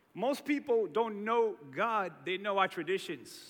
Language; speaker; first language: English; early bilingual, other home language; Portuguese